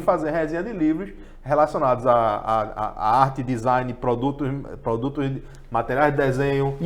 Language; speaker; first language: Portuguese; native; Portuguese